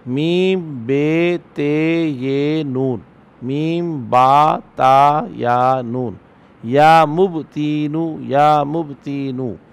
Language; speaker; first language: Urdu; native; Urdu